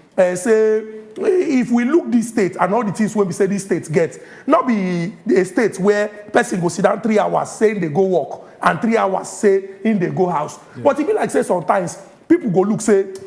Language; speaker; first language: Nigerian Pidgin; native; Nigerian Pidgin